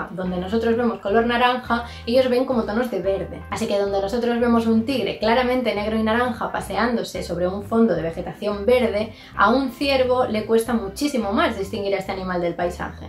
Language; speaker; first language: Spanish; native; Spanish